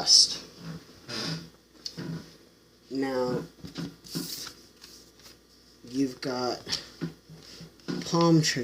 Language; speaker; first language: English; native; English